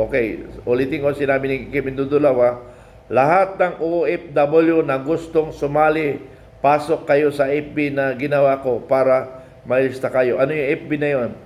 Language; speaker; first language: Filipino; native; Filipino